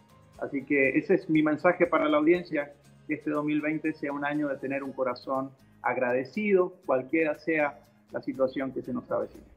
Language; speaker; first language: Spanish; native; Spanish